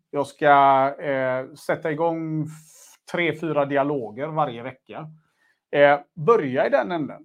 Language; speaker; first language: Swedish; native; Swedish